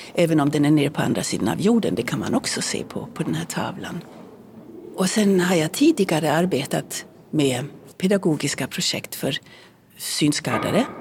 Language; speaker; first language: Swedish; early bilingual, heritage; Swedish